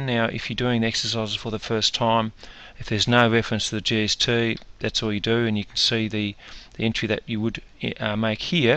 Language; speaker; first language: English; native; English